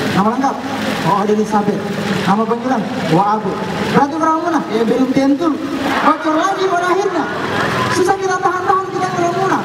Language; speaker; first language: Indonesian; non-native, local second language; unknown